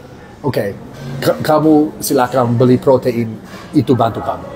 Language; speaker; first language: Indonesian; non-native, learner; English